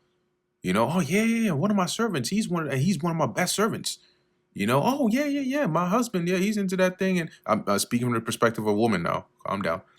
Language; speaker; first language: English; native; English